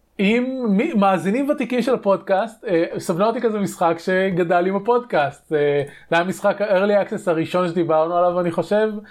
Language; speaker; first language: Hebrew; native; Hebrew